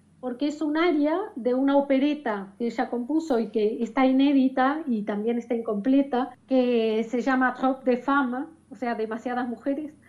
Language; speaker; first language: Spanish; native; Spanish